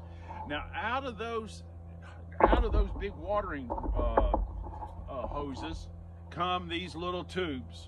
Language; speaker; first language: English; native; English